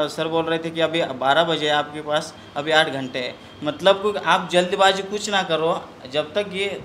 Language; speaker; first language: Hindi; non-native, local second language; Marathi